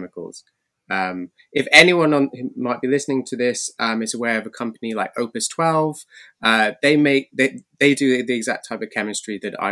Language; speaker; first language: English; native; English